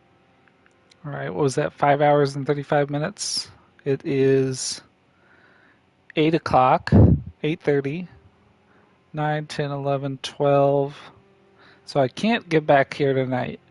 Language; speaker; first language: English; native; English